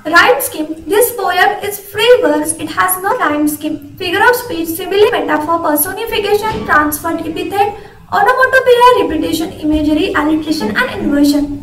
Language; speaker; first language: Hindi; non-native, local second language; Marathi